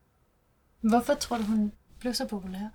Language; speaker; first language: Danish; native; Danish